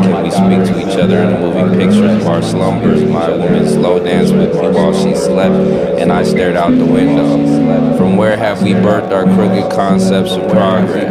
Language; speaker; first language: English; native; English